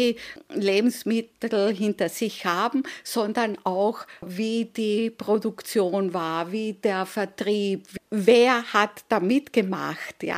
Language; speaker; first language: German; early bilingual, other home language; Spanish